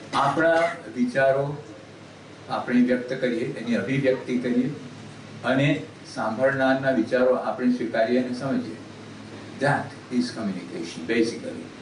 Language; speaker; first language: Gujarati; early bilingual, heritage; Gujarati